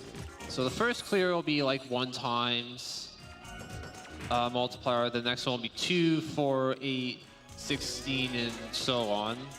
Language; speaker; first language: English; native; English